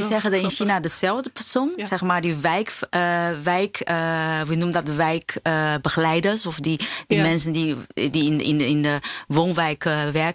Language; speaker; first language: Dutch; non-native, fluent; Chinese